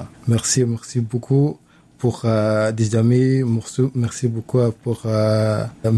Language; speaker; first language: French; non-native, learner; Arabic